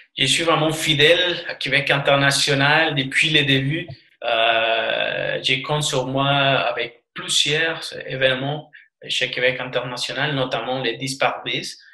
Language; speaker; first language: French; non-native, fluent; Spanish